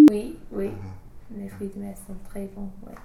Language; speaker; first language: French; non-native, fluent; English